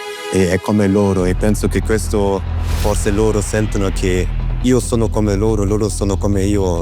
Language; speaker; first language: Italian; non-native, fluent; German